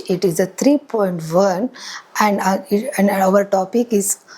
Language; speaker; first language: English; non-native, local second language; Marathi